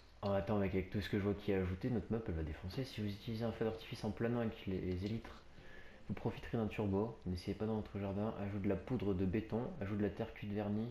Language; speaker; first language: French; native; French